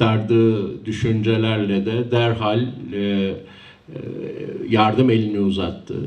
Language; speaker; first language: Turkish; native; Turkish